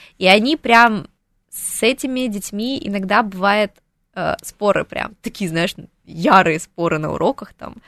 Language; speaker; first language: Russian; non-native, local second language; Ukrainian